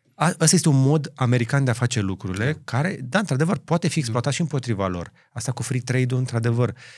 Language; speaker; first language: Romanian; native; Romanian